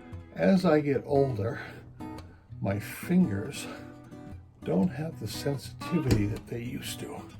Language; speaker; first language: English; native; English